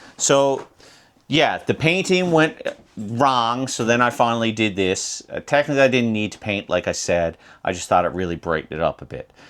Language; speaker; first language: English; native; English